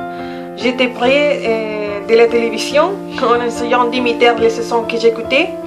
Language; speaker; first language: French; non-native, learner; Spanish